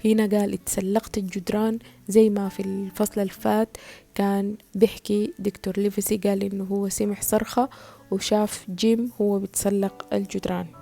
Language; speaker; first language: Arabic; native; Arabic